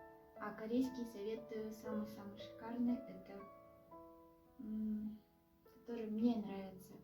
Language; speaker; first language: Russian; non-native, local second language; Kazakh